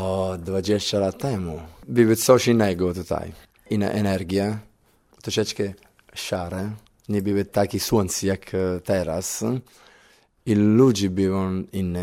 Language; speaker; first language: Polish; non-native, learner; Italian